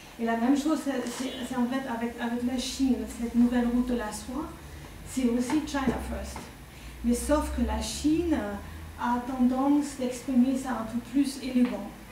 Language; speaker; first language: French; non-native, fluent; German